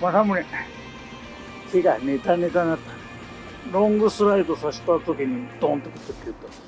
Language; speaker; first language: Japanese; native; Japanese